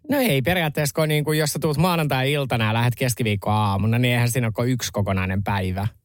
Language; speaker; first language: Finnish; native; Finnish